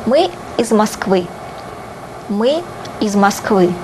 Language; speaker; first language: Russian; non-native, fluent; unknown